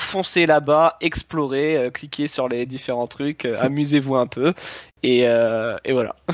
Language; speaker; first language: French; native; French